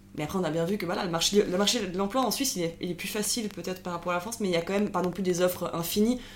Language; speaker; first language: French; native; French